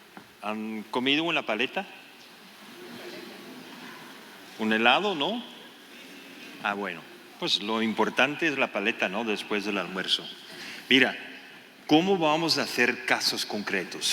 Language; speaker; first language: Spanish; non-native, fluent; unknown